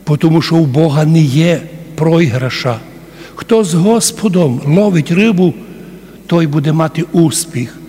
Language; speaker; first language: Ukrainian; native; Ukrainian